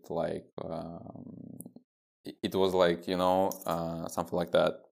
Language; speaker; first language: English; non-native, fluent; Russian